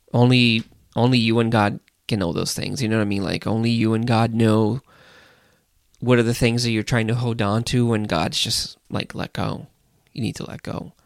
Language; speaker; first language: English; non-native, fluent; Portuguese